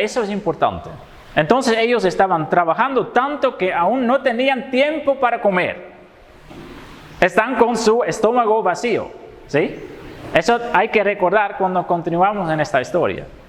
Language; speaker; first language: Spanish; non-native, fluent; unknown